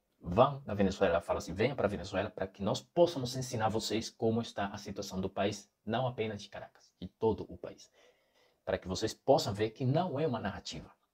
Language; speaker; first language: Portuguese; non-native, fluent; Spanish